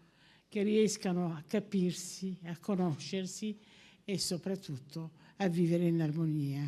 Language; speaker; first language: Italian; native; Italian